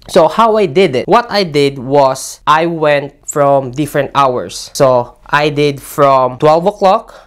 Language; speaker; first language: English; non-native, local second language; Filipino